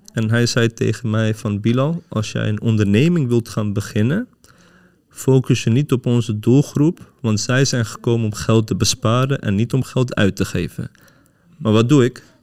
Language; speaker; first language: Dutch; early bilingual, other home language; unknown